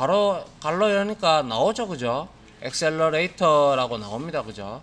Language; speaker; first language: Korean; native; Korean